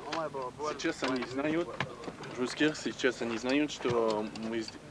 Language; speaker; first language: Russian; non-native, local second language; Chechen